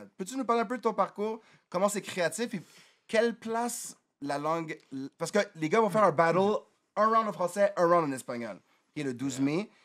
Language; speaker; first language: French; native; French